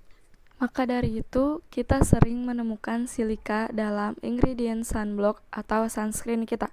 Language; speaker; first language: Indonesian; native; Indonesian